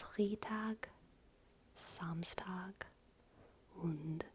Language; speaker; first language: German; non-native, learner; English